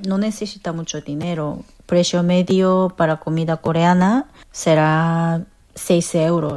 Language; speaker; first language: Spanish; non-native, fluent; Korean